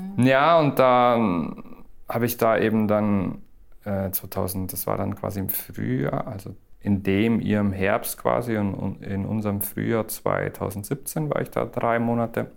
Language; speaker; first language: German; native; German